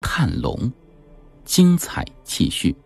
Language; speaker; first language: Chinese; native; Chinese